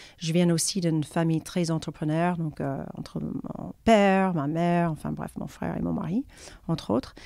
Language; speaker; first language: French; non-native, fluent; English